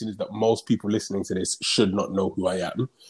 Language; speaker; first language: English; native; English